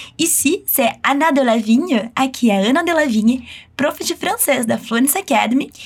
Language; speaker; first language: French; non-native, fluent; Portuguese